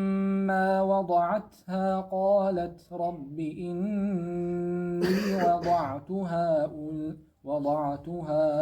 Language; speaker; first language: Arabic; native; Arabic